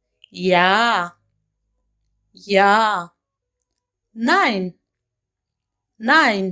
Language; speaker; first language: German; non-native, fluent; Amharic